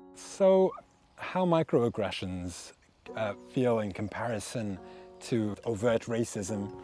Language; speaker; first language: English; native; English